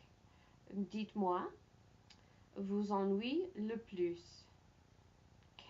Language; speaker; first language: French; non-native, fluent; English